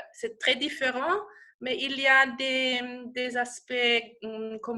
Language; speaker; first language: French; non-native, learner; German